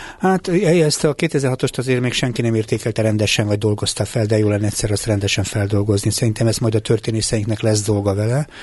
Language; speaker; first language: Hungarian; native; Hungarian